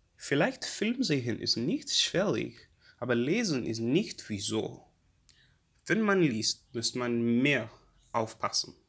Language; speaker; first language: German; non-native, learner; English